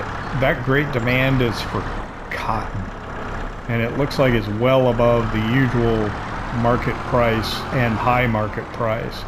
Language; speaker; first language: English; native; English